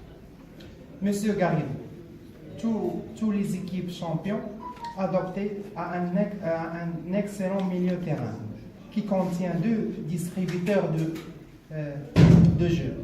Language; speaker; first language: French; non-native, local second language; Arabic